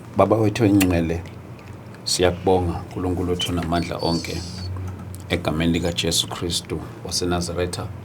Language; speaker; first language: Zulu; native; Zulu